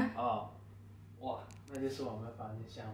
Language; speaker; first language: Chinese; early bilingual, heritage; Chinese